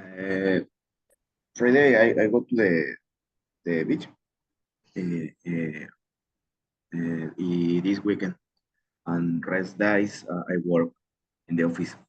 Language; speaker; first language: English; non-native, learner; Spanish